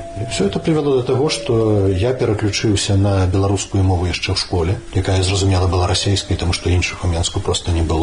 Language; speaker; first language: Belarusian; native; Belarusian